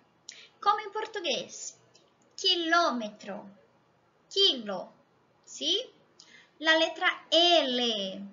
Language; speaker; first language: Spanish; non-native, fluent; Portuguese